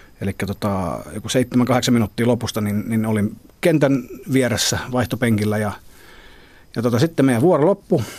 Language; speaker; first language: Finnish; native; Finnish